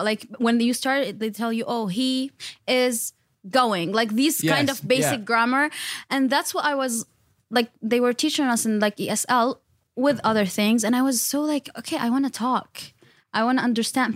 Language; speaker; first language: English; non-native, fluent; Arabic